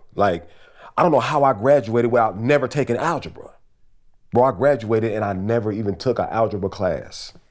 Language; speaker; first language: English; native; English